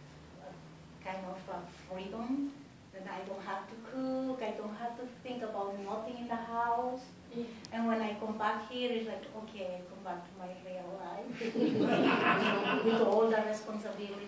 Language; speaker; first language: English; non-native, fluent; Spanish